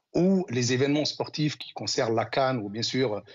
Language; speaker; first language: French; non-native, local second language; Arabic